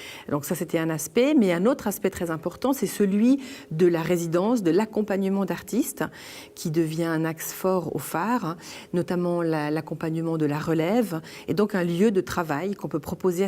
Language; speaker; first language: French; native; French